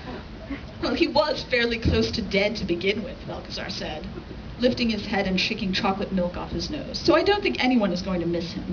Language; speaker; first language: English; native; English